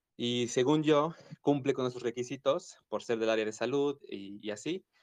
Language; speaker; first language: Spanish; native; Spanish